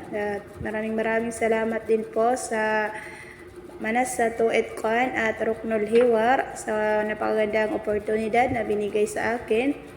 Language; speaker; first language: Filipino; non-native, local second language; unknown